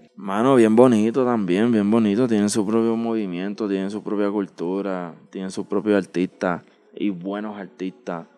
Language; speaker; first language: Spanish; native; Spanish